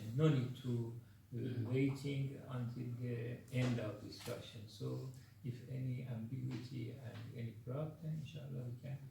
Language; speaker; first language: English; non-native, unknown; Persian